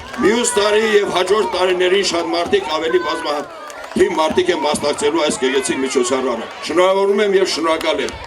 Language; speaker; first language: Armenian; native; Armenian